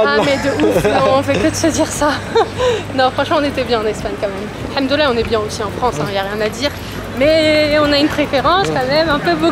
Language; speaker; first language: French; native; French